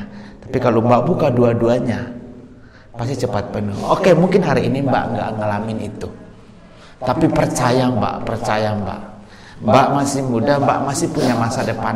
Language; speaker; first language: Indonesian; native; Indonesian